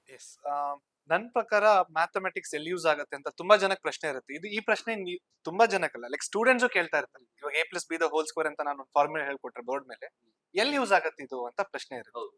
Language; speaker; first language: Kannada; native; Kannada